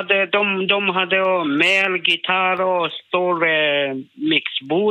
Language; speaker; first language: Swedish; non-native, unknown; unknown